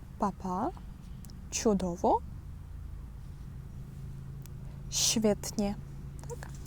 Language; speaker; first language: Polish; non-native, fluent; Ukrainian